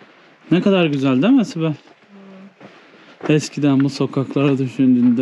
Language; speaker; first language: Turkish; native; Turkish